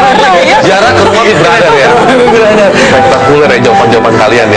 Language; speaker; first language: Indonesian; native; Indonesian